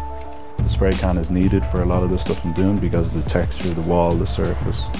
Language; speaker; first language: English; native; English